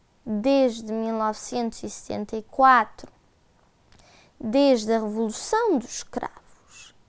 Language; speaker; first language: Portuguese; early bilingual, heritage; Portuguese